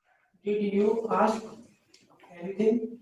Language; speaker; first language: English; non-native, learner; Hindi